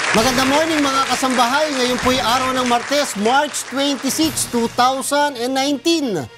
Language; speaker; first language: Filipino; native; Filipino